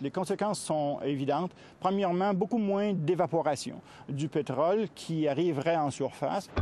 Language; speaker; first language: French; native; French